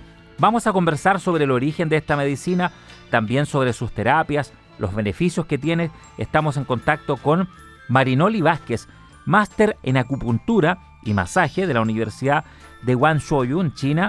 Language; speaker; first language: Spanish; native; Spanish